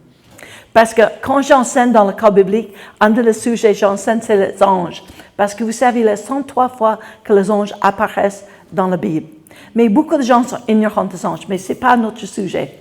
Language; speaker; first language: French; non-native, fluent; English